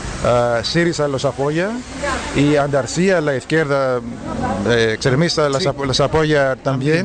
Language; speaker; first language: Spanish; non-native, fluent; Greek